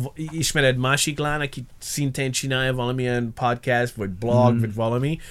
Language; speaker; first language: Hungarian; non-native, fluent; English